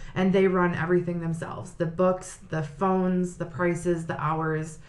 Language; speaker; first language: English; native; English